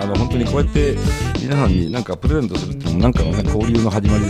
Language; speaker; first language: Japanese; native; Japanese